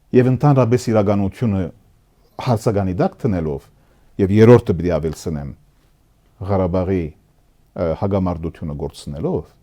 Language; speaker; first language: Armenian; early bilingual, heritage; Armenian